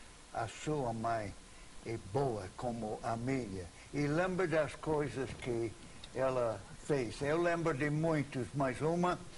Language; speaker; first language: Portuguese; non-native, fluent; English